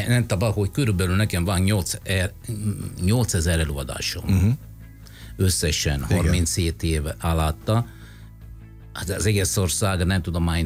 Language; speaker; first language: Hungarian; non-native, learner; Italian